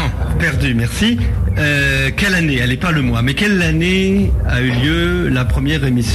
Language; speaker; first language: French; native; French